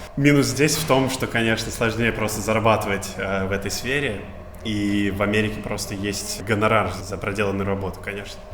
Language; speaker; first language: Russian; early bilingual, other home language; English